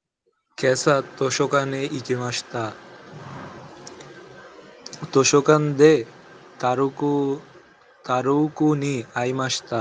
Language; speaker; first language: Japanese; non-native, learner; Bangla